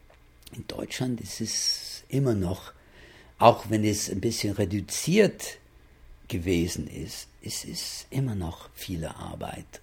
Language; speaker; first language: German; non-native, fluent; English